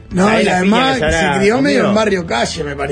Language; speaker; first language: Spanish; native; Spanish